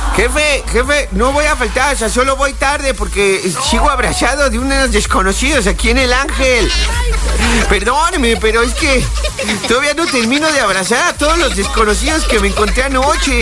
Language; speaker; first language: Spanish; native; Spanish